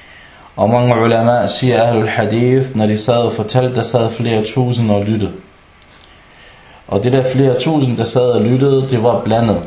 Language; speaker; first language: Danish; early bilingual, other home language; Arabic